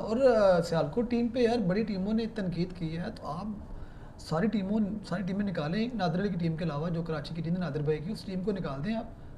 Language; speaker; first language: Urdu; non-native, local second language; Punjabi